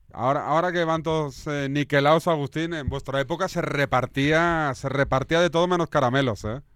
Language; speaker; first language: Spanish; native; Spanish